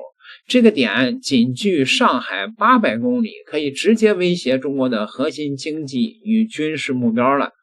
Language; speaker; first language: Chinese; native; Chinese